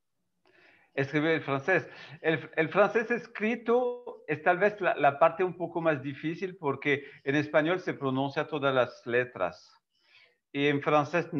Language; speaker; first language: Spanish; non-native, fluent; French